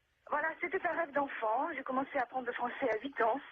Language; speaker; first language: French; non-native, fluent; Russian